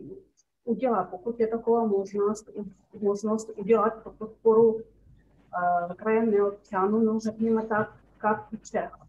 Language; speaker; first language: Czech; early bilingual, heritage; Czech